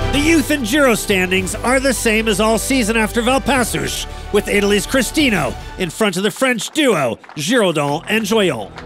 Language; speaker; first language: English; non-native, fluent; Portuguese